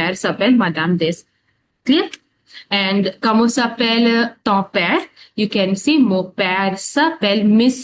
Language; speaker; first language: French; non-native, fluent; Hindi